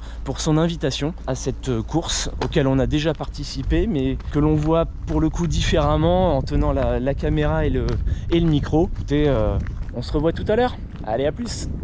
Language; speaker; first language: French; native; French